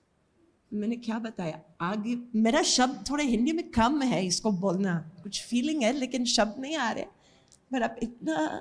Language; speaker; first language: Hindi; non-native, learner; English